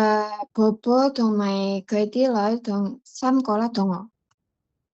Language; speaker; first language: Cantonese; non-native, learner; Indonesian